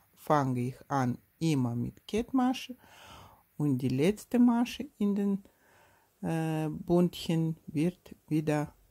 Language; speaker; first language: German; non-native, learner; Russian